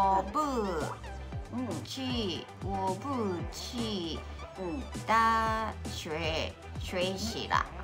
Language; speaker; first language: Chinese; non-native, learner; Japanese